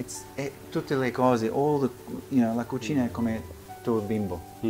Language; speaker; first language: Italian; early bilingual, heritage; Italian